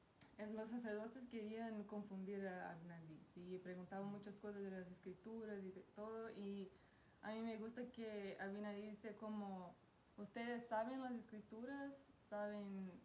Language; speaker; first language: Spanish; non-native, fluent; Portuguese